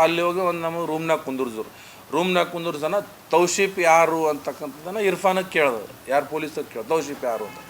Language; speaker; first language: Kannada; native; Kannada